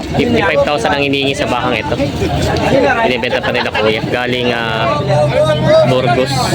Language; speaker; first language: Filipino; native; Filipino